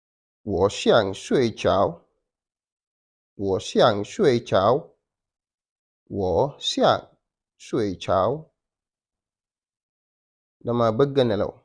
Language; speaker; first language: Chinese; non-native, fluent; Wolof